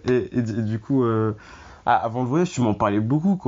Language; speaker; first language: French; native; French